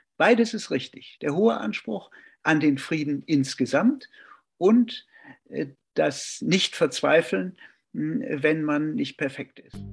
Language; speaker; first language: German; native; German